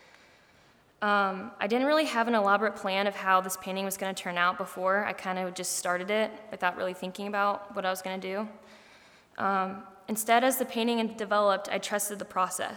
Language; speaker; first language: English; native; English